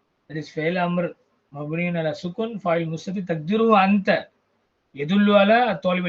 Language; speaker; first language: Arabic; non-native, fluent; Tamil